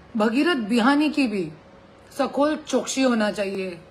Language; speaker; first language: Hindi; non-native, local second language; Marathi